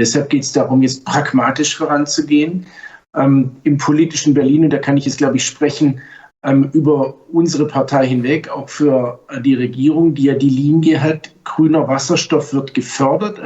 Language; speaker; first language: German; native; German